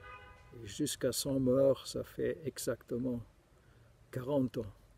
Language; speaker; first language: French; non-native, fluent; German